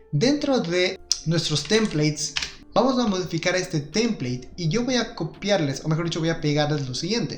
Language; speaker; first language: Spanish; native; Spanish